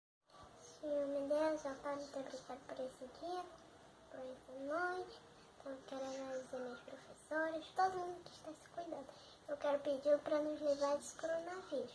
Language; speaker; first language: Portuguese; native; Portuguese